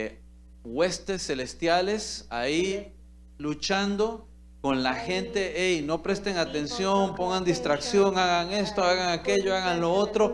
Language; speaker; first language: Spanish; native; Spanish